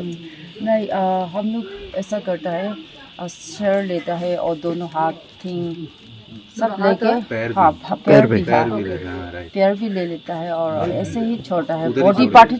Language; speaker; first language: Hindi; non-native, local second language; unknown